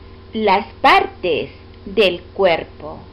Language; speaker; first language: Spanish; non-native, fluent; English